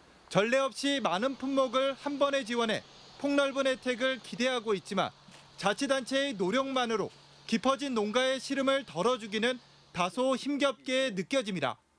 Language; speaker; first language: Korean; native; Korean